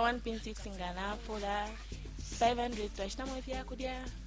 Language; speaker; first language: English; non-native, local second language; Bemba